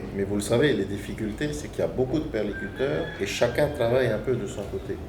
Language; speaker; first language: French; native; French